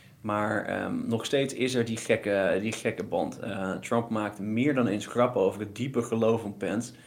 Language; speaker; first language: Dutch; native; Dutch